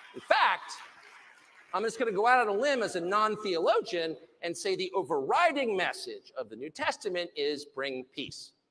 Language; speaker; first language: English; native; English